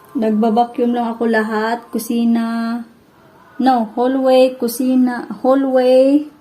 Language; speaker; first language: Filipino; non-native, local second language; Cebuano